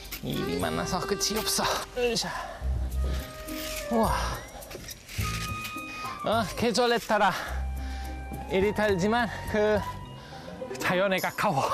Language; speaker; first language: Korean; non-native, fluent; Spanish